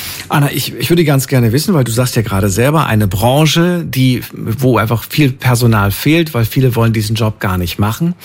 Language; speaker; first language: German; native; German